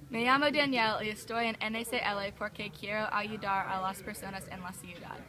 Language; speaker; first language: Spanish; non-native, learner; English